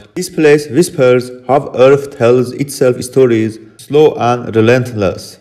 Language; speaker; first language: English; non-native, fluent; Persian